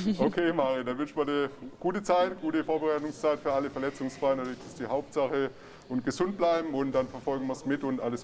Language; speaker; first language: German; native; German